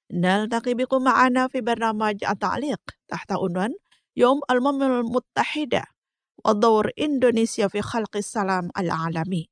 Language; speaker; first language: Arabic; non-native, fluent; Indonesian